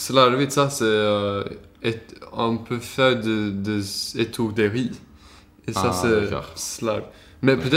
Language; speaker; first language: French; non-native, learner; Swedish